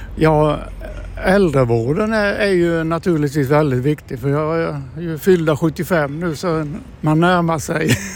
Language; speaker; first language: Swedish; native; Swedish